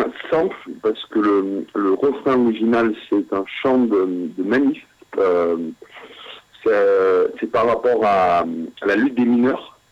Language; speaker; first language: French; non-native, fluent; English